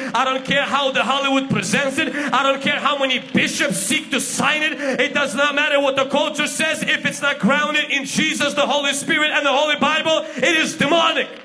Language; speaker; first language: English; non-native, fluent; Ukrainian